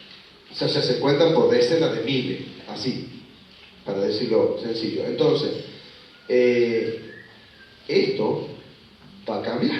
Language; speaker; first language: Spanish; native; Spanish